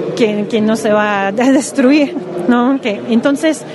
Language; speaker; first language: Spanish; non-native, fluent; English